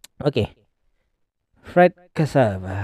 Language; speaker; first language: English; non-native, learner; Indonesian